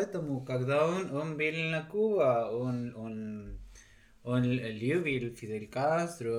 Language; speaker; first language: Russian; non-native, learner; Spanish